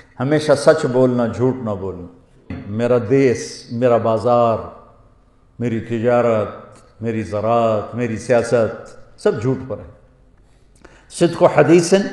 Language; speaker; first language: Urdu; non-native, local second language; Punjabi